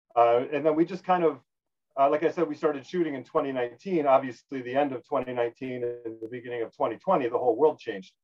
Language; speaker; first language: English; native; English